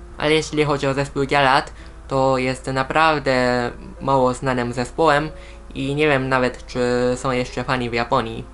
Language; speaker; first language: Polish; non-native, fluent; Japanese